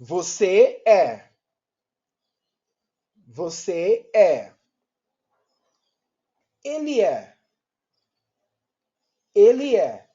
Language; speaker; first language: Portuguese; non-native, learner; Yoruba